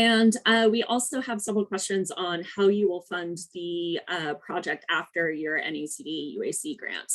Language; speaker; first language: English; native; English